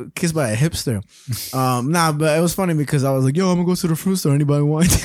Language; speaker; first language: English; early bilingual, other home language; Spanish